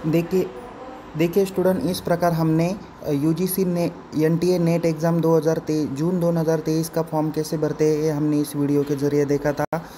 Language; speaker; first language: Hindi; non-native, local second language; Marathi